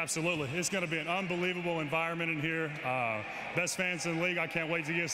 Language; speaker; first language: English; native; English